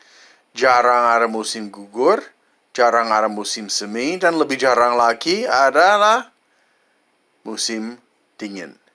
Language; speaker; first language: Indonesian; non-native, fluent; English